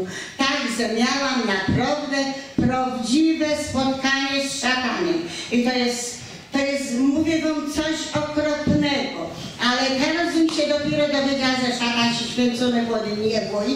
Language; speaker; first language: Polish; native; Polish